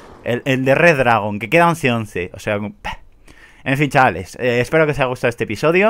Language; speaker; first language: Spanish; native; Spanish